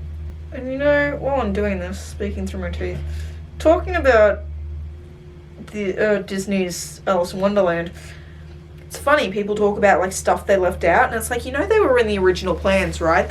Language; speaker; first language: English; native; English